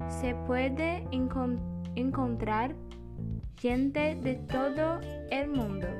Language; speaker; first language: Spanish; non-native, learner; Portuguese